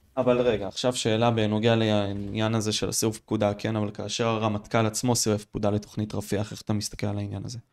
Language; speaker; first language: Hebrew; native; Hebrew